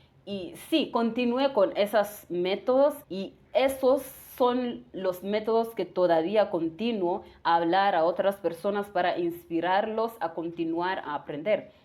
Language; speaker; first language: Spanish; non-native, fluent; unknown